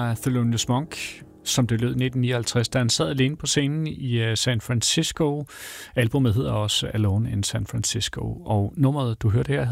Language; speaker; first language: Danish; native; Danish